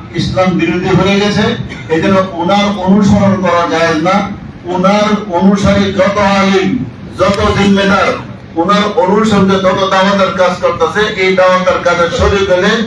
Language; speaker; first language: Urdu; non-native, local second language; Bangla